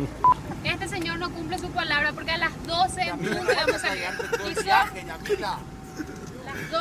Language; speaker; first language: Spanish; native; Spanish